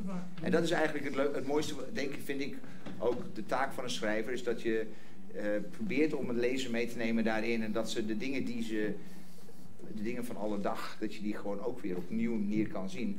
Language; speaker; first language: Dutch; non-native, fluent; English